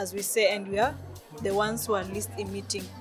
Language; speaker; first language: English; non-native, local second language; Masai